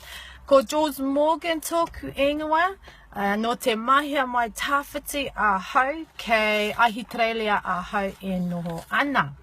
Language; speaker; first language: Māori; non-native, learner; English